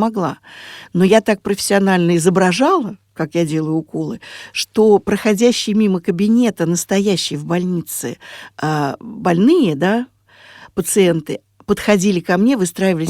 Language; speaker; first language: Russian; native; Russian